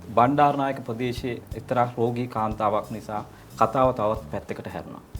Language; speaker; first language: Sinhala; non-native, local second language; Tamil